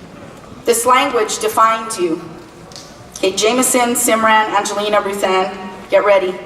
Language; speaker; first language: English; native; English